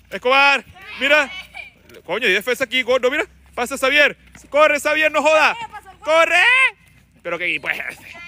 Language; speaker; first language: Spanish; native; Spanish